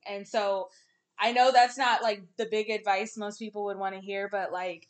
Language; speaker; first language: English; native; English